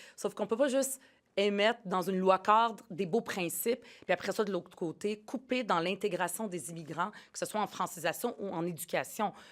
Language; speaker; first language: French; early bilingual, other home language; Arabic